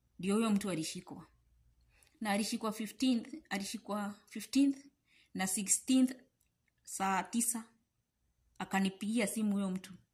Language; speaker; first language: Swahili; native; Swahili